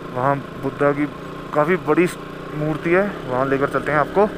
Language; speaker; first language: Hindi; native; Hindi